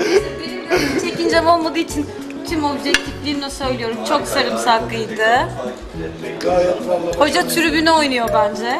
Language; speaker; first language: Turkish; native; Turkish